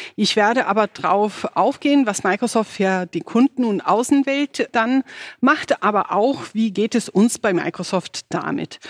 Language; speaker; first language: German; non-native, fluent; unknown